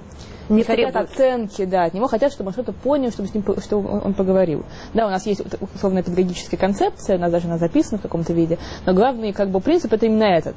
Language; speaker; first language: Russian; native; Russian